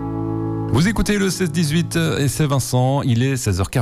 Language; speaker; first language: French; native; French